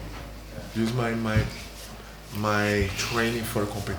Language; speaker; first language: English; non-native, learner; Portuguese